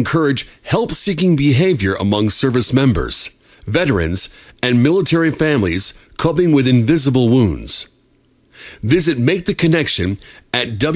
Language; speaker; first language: English; native; English